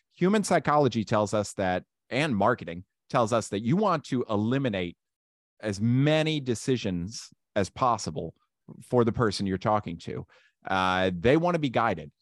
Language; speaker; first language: English; native; English